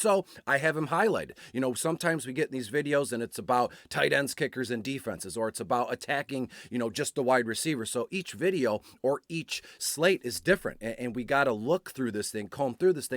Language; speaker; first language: English; native; English